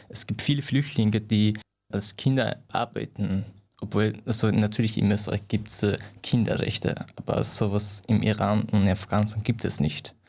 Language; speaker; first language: German; non-native, fluent; Persian